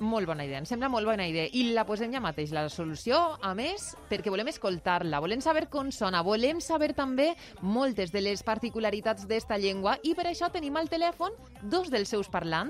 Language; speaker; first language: Catalan; native; Catalan